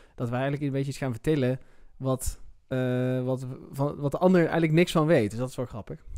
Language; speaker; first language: Dutch; native; Dutch